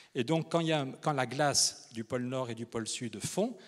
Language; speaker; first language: French; native; French